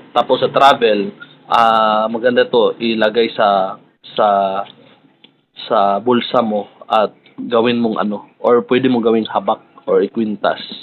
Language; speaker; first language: Filipino; non-native, local second language; Cebuano